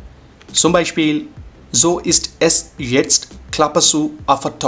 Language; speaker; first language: German; non-native, fluent; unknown